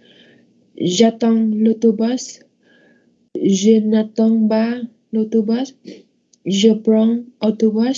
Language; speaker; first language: French; non-native, learner; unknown